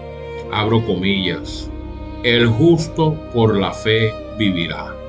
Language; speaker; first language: Spanish; native; Spanish